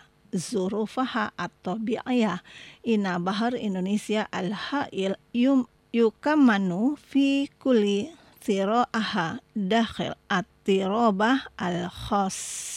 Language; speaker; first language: Arabic; non-native, fluent; Indonesian